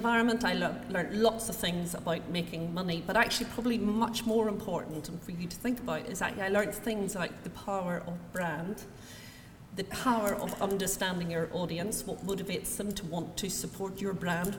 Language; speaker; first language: English; native; English